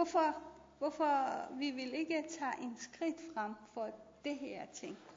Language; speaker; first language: Danish; non-native, learner; Persian